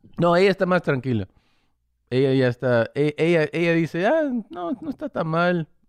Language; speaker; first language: Spanish; early bilingual, heritage; English